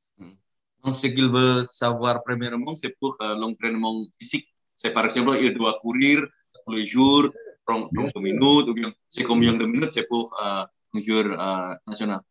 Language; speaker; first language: French; non-native, learner; Indonesian